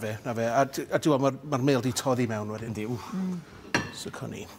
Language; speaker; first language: Welsh; native; Welsh